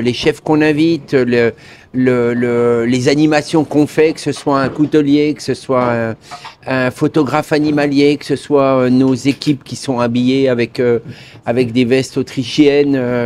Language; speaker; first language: French; native; French